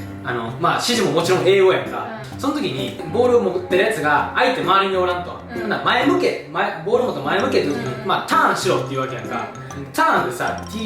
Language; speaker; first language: Japanese; native; Japanese